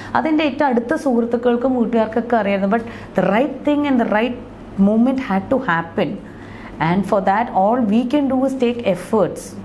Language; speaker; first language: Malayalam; non-native, local second language; Tamil